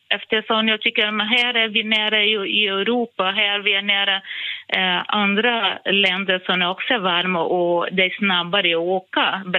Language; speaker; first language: Swedish; non-native, fluent; Portuguese